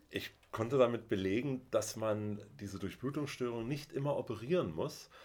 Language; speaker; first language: German; native; German